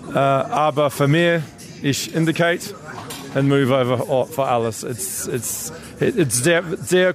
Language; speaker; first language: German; non-native, learner; English